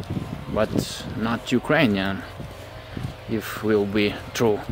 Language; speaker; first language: English; non-native, learner; Russian